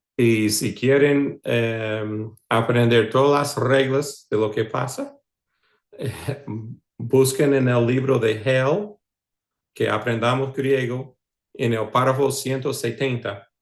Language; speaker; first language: Spanish; non-native, fluent; English